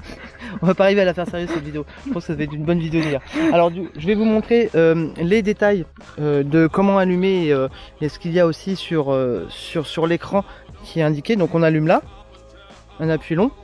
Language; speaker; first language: French; native; French